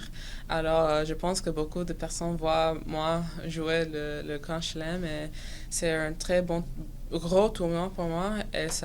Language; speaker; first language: French; non-native, local second language; English